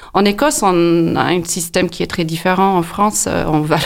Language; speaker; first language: French; non-native, fluent; English